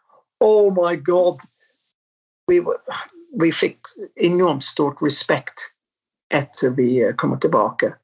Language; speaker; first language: Norwegian; non-native, fluent; English